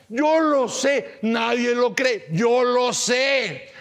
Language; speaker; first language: Spanish; native; Spanish